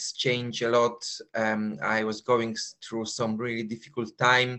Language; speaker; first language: English; non-native, fluent; Polish